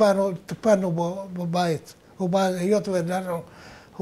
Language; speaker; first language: Hebrew; non-native, fluent; Arabic